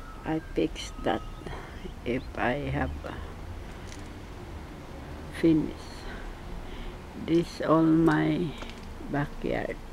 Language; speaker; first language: English; non-native, learner; Filipino